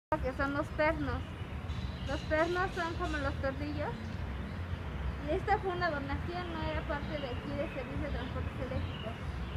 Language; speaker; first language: Spanish; native; Spanish